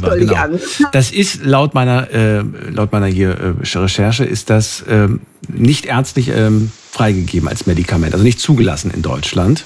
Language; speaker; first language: German; native; German